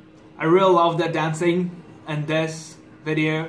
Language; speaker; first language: English; non-native, fluent; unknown